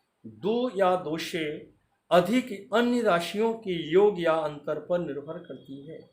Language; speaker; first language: Hindi; native; Hindi